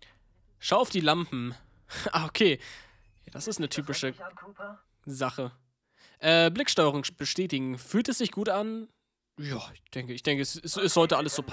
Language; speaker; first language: German; native; German